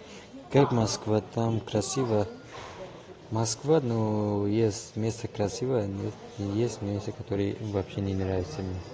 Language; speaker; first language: Russian; non-native, learner; Tajik